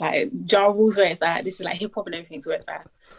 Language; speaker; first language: English; native; English